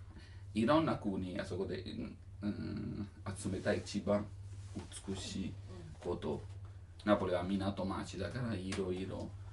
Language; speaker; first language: Japanese; non-native, learner; Italian